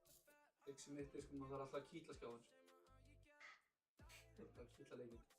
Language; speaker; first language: Icelandic; native; Icelandic